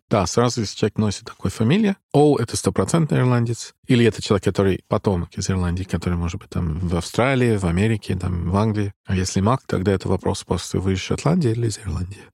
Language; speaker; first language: Russian; non-native, fluent; English